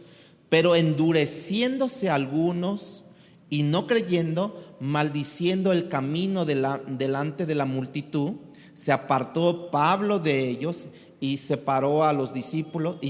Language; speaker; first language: Spanish; native; Spanish